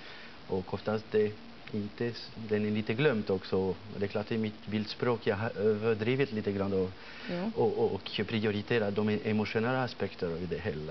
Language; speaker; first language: Swedish; non-native, fluent; French